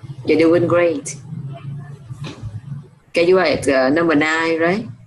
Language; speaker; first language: English; non-native, fluent; Vietnamese